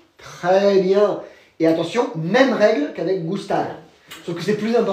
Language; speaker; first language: French; native; French